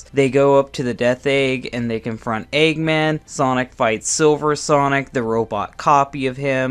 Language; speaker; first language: English; native; English